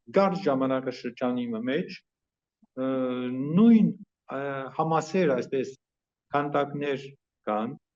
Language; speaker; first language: Armenian; early bilingual, heritage; Armenian